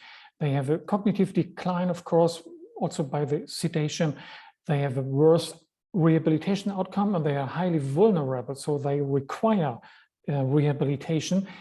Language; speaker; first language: English; non-native, fluent; German